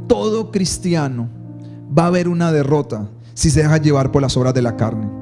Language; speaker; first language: Spanish; native; Spanish